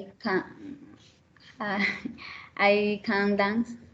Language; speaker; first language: English; non-native, learner; Spanish